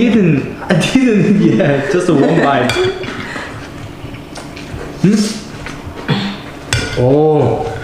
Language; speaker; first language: English; non-native, learner; Korean